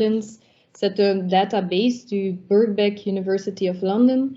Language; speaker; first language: French; non-native, local second language; Dutch